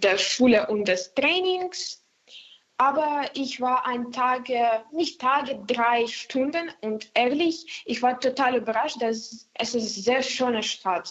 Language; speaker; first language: German; non-native, learner; Ukrainian